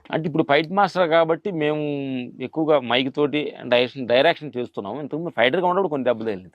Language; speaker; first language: Telugu; native; Telugu